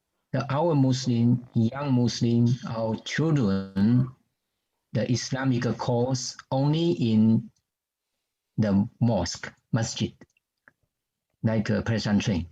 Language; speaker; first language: English; non-native, learner; Chinese